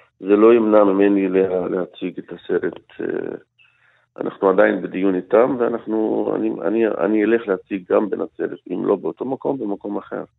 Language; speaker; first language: Hebrew; non-native, local second language; Arabic